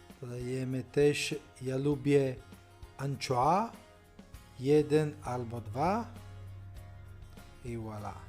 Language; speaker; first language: Polish; non-native, learner; Italian